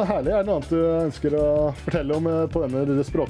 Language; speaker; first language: Norwegian; native; Norwegian